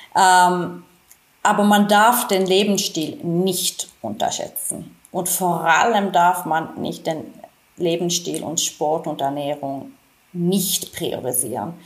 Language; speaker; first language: German; non-native, fluent; Finnish